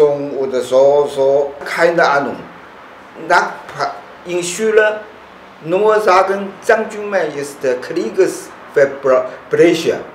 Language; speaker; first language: German; non-native, learner; Chinese